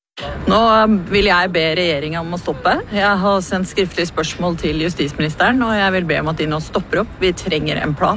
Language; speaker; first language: Norwegian; native; Norwegian